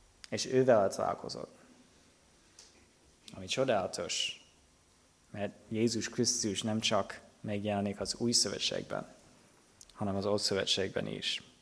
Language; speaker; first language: Hungarian; non-native, fluent; English